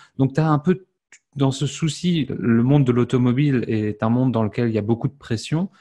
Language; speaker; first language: French; native; French